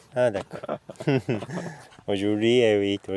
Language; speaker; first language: French; non-native, learner; Japanese